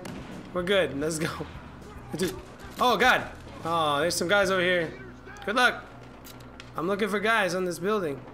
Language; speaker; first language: English; native; English